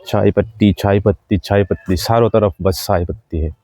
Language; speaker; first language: Hindi; non-native, local second language; Assamese